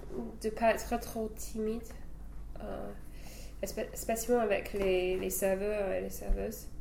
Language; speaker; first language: French; non-native, fluent; English